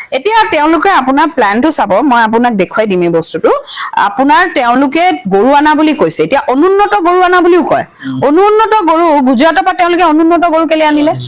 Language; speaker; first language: Assamese; native; Assamese